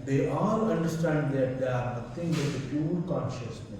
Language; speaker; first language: English; non-native, local second language; Kannada